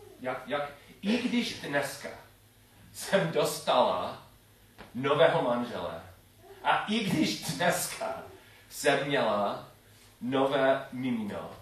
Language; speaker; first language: Czech; non-native, learner; English